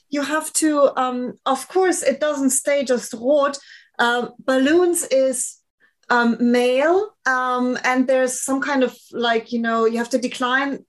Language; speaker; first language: English; non-native, fluent; German